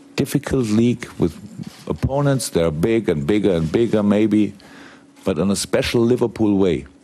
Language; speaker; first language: English; non-native, fluent; German